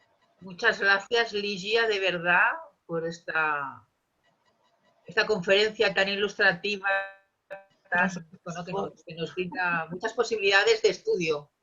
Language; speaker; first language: Spanish; native; Spanish